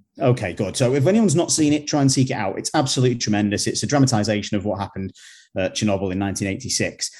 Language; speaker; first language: English; native; English